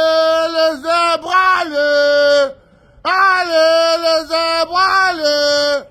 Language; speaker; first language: French; native; French